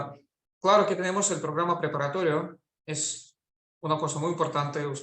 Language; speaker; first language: Spanish; non-native, fluent; Russian